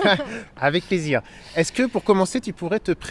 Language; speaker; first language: French; native; French